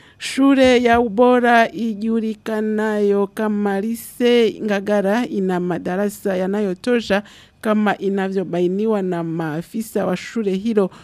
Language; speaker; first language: Swahili; non-native, local second language; Rundi